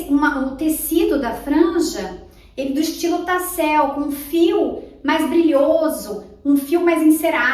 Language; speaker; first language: Portuguese; native; Portuguese